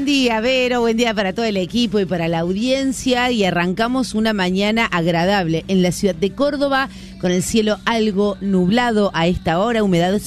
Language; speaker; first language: Spanish; native; Spanish